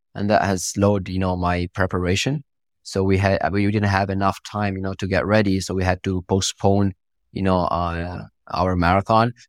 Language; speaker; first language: English; non-native, fluent; Italian